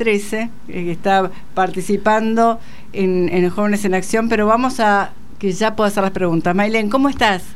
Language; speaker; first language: Spanish; native; Spanish